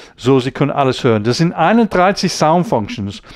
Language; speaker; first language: German; non-native, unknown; English